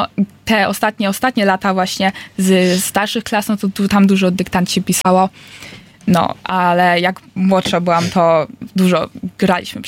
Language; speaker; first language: Polish; early bilingual, heritage; Polish